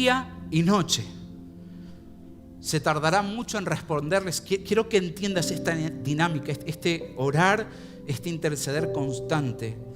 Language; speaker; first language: Spanish; native; Spanish